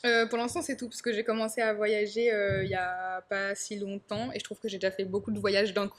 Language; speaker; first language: French; native; French